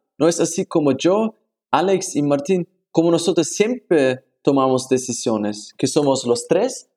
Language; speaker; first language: Spanish; non-native, fluent; German